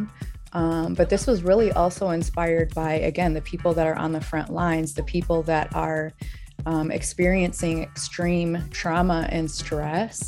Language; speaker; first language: English; native; English